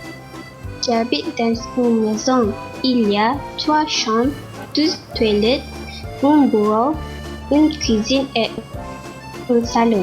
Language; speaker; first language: French; non-native, learner; Malay